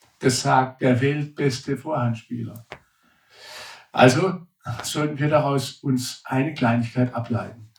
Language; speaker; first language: German; native; German